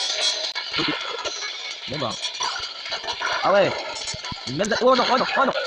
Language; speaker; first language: French; native; French